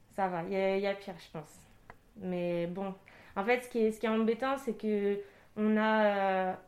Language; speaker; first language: French; native; French